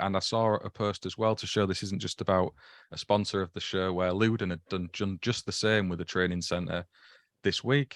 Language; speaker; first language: English; native; English